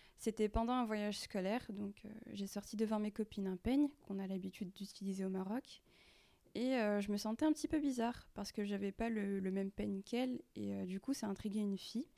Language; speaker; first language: French; early bilingual, other home language; Arabic